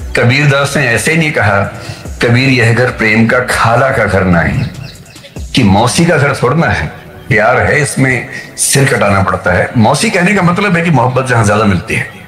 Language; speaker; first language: Hindi; native; Hindi